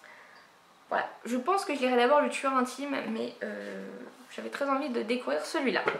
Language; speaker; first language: French; native; French